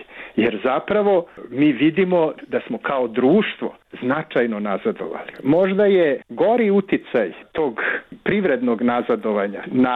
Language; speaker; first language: Serbian; native; Serbian